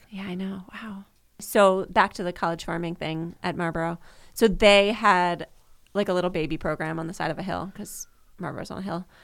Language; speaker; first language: English; native; English